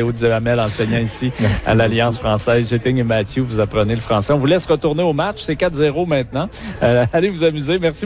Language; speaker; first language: French; native; French